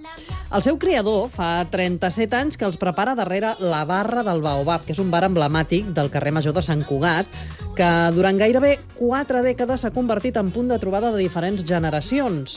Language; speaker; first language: Catalan; native; Catalan